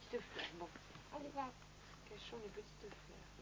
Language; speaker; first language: French; native; French